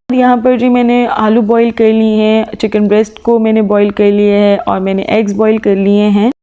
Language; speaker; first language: Urdu; native; Urdu